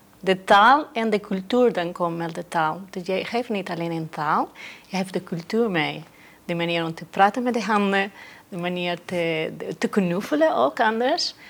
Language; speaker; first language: Dutch; non-native, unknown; Spanish